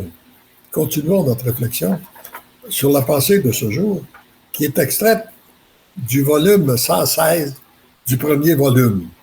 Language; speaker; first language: French; native; French